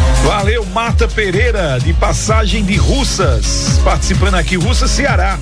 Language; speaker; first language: Portuguese; native; Portuguese